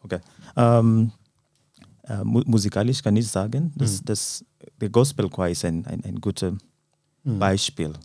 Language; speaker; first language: German; non-native, fluent; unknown